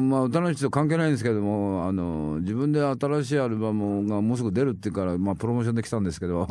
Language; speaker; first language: Japanese; native; Japanese